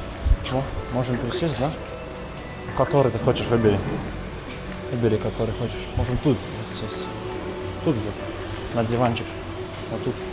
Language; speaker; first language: Russian; non-native, learner; Lithuanian